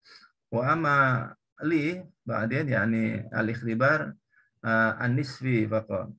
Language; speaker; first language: Arabic; non-native, learner; Indonesian